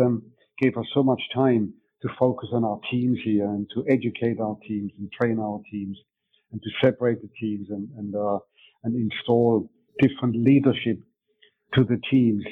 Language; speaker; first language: English; non-native, fluent; German